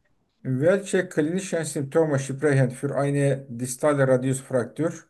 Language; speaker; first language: German; non-native, learner; Turkish